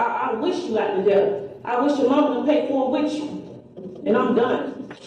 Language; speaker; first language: English; native; English